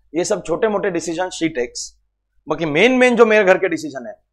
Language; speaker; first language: Hindi; native; Hindi